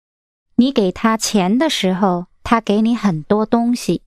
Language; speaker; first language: Chinese; non-native, learner; English